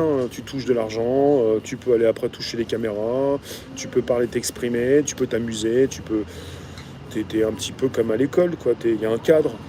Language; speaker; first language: French; native; French